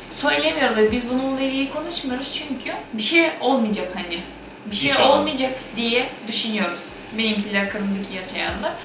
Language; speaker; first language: Turkish; non-native, fluent; Ukrainian